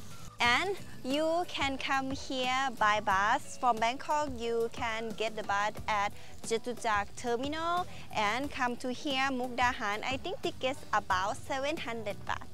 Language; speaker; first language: English; non-native, learner; Thai